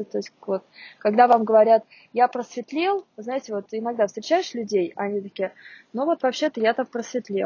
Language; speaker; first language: Russian; native; Russian